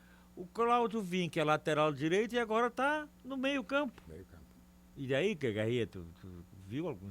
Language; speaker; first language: Portuguese; native; Portuguese